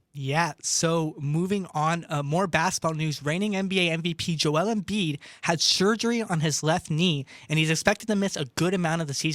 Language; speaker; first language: English; native; English